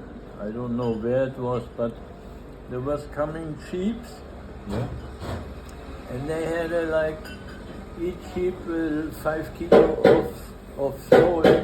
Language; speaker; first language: English; non-native, fluent; German